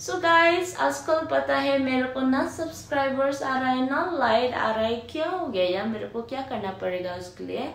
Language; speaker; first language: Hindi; non-native, local second language; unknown